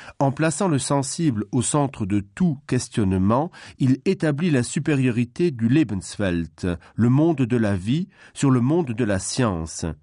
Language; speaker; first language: French; non-native, local second language; Luxembourgish